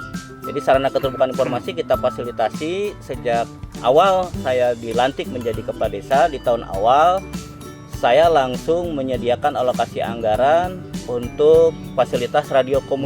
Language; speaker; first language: Indonesian; non-native, local second language; Sundanese